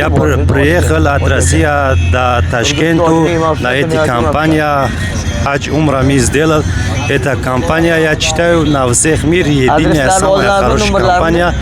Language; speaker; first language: Russian; non-native, learner; Tajik